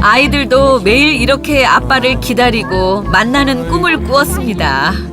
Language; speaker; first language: Korean; native; Korean